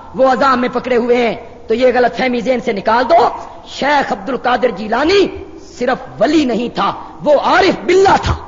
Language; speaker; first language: Urdu; non-native, local second language; Punjabi